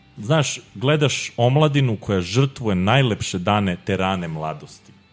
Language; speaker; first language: Serbian; native; Serbian